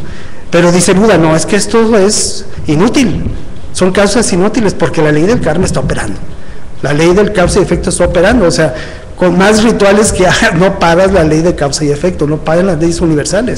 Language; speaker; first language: Spanish; native; Spanish